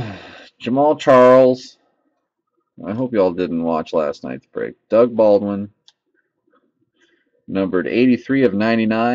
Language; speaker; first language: English; native; English